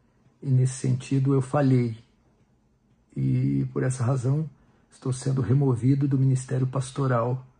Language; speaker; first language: Portuguese; native; Portuguese